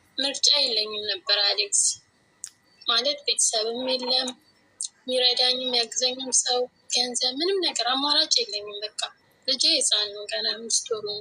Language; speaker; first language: Amharic; native; Amharic